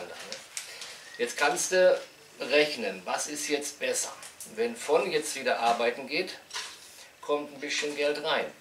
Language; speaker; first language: German; native; German